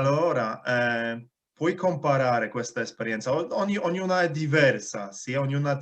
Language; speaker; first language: Italian; non-native, fluent; Polish